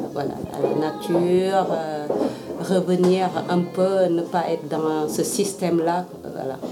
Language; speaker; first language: French; non-native, local second language; Wolof